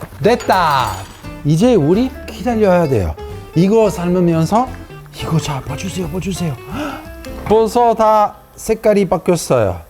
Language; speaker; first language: Korean; non-native, fluent; Italian